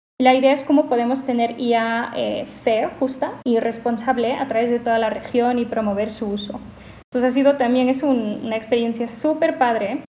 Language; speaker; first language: Spanish; non-native, fluent; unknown